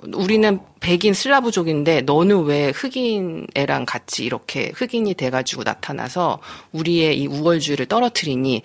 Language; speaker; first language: Korean; native; Korean